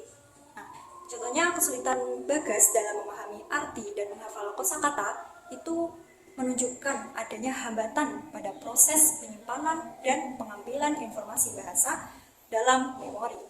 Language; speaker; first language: Indonesian; native; Indonesian